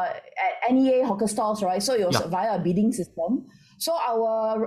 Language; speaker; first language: English; non-native, local second language; Min Nan Chinese